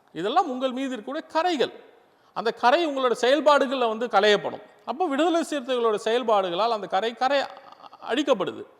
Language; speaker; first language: Tamil; non-native, local second language; Urdu